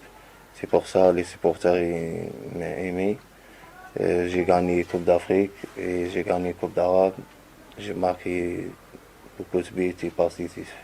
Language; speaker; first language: French; non-native, learner; Arabic